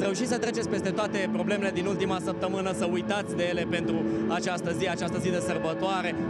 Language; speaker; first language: Romanian; native; Romanian